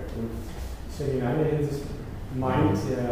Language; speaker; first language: German; non-native, fluent; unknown